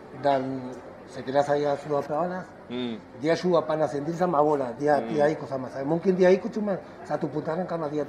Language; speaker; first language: Indonesian; non-native, fluent; Spanish